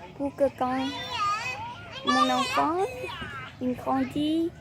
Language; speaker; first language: French; non-native, learner; Vietnamese